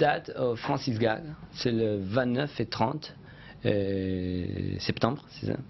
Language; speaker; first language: French; non-native, fluent; Spanish